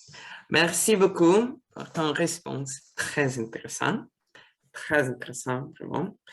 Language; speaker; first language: French; non-native, fluent; Russian